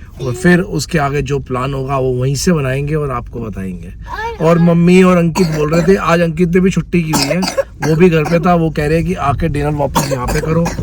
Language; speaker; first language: Hindi; non-native, local second language; Punjabi